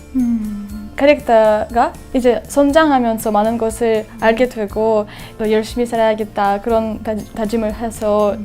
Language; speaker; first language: Korean; non-native, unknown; Russian